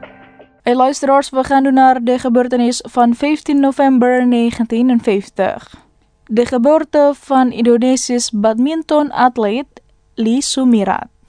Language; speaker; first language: Dutch; non-native, fluent; Indonesian